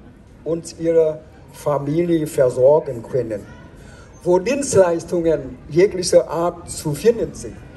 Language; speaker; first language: German; non-native, fluent; Vietnamese